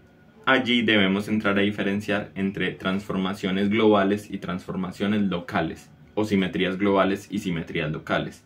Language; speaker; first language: Spanish; native; Spanish